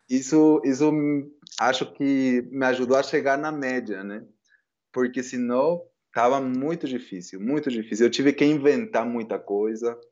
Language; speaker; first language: Portuguese; non-native, fluent; Spanish